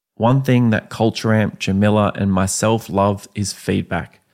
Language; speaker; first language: English; native; English